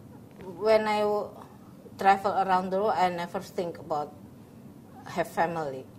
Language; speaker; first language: English; non-native, learner; Indonesian